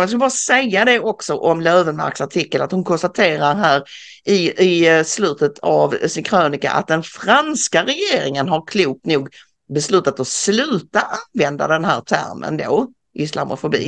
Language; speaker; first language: Swedish; native; Swedish